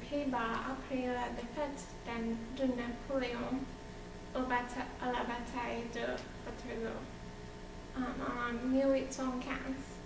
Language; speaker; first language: French; non-native, learner; English